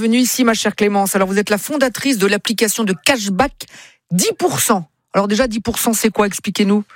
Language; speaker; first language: French; native; French